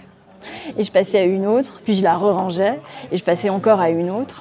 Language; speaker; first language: French; native; French